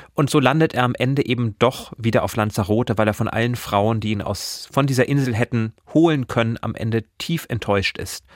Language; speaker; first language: German; native; German